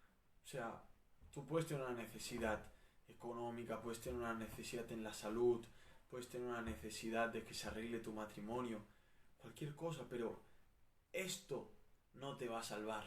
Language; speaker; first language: Spanish; native; Spanish